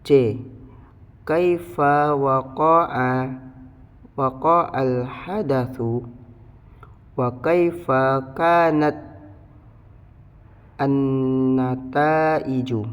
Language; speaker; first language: Arabic; non-native, learner; Indonesian